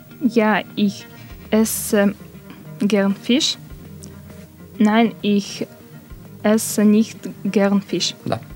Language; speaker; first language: German; non-native, learner; Russian